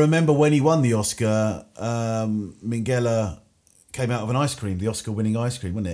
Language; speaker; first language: English; native; English